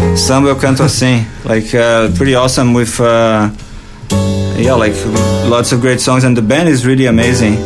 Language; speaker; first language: English; non-native, fluent; Portuguese